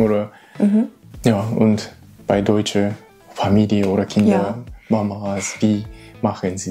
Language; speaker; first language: German; non-native, learner; Japanese